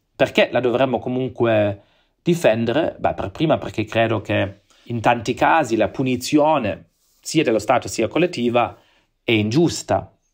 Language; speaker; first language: Italian; non-native, fluent; German